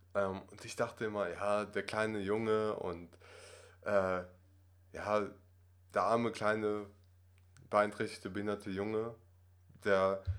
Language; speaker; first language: German; early bilingual, other home language; Russian